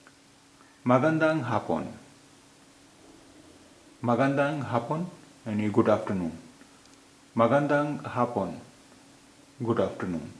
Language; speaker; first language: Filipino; non-native, fluent; Hindi